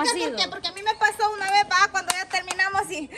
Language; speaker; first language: Spanish; native; Spanish